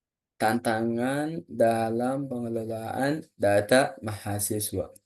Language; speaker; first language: Indonesian; non-native, learner; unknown